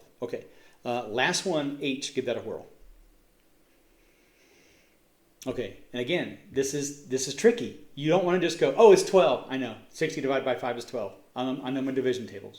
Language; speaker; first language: English; native; English